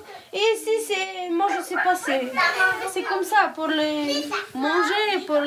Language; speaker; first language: French; non-native, learner; Romanian